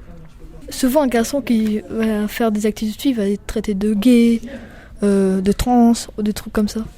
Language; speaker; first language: French; native; French